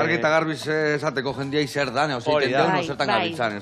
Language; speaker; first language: Basque; native; Basque